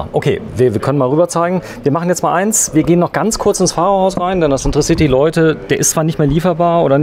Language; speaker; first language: German; native; German